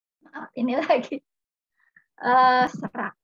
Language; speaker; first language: Indonesian; native; Indonesian